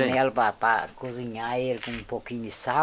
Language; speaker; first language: Portuguese; native; Portuguese